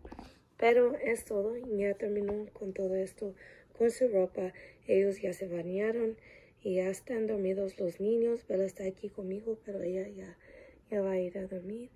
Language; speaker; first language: Spanish; early bilingual, heritage; English